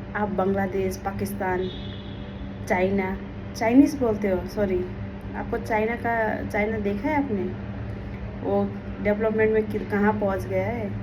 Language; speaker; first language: Hindi; non-native, local second language; Nepali